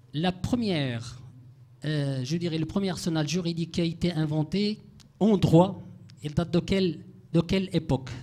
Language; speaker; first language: French; non-native, local second language; Arabic